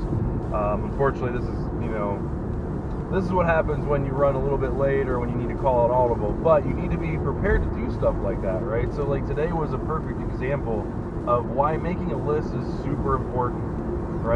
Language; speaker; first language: English; native; English